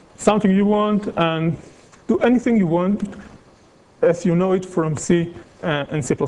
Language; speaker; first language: English; non-native, fluent; Hebrew